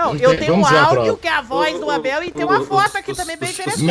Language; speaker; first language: Portuguese; native; Portuguese